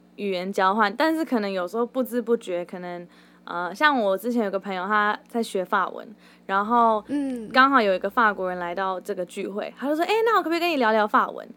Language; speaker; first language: Chinese; early bilingual, heritage; Chinese